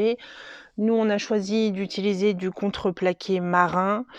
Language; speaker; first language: French; native; French